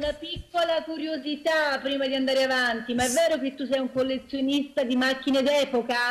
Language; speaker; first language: Italian; native; Italian